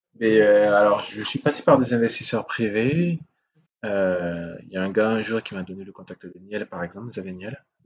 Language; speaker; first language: French; non-native, local second language; Sango